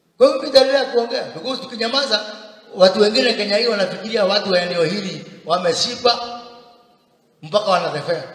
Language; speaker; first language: Swahili; non-native, local second language; Kikuyu